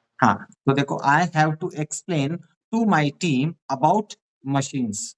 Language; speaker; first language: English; non-native, fluent; Hindi